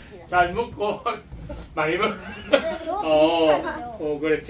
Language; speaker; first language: Korean; native; Korean